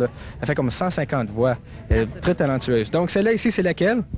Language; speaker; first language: French; native; French